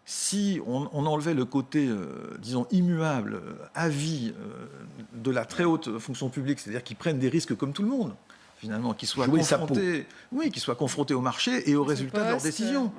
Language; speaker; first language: French; native; French